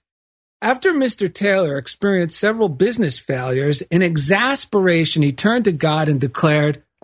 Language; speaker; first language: English; native; English